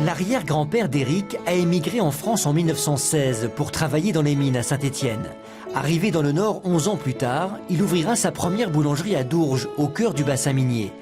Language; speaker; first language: French; native; French